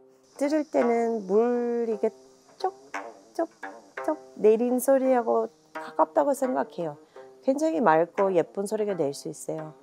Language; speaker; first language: Korean; non-native, fluent; English